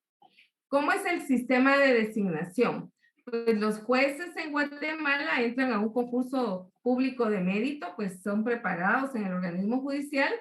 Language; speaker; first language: Spanish; native; Spanish